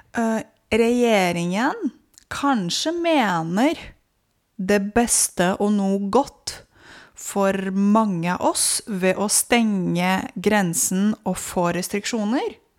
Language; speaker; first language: Norwegian; non-native, fluent; Romanian